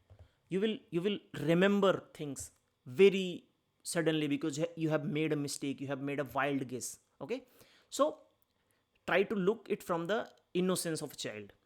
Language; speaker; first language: English; non-native, local second language; Hindi